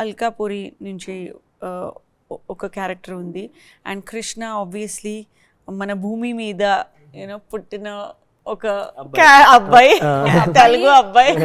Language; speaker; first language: Telugu; non-native, learner; Kannada